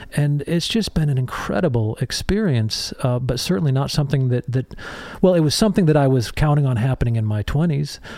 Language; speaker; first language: English; native; English